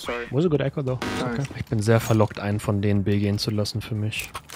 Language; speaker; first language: German; native; German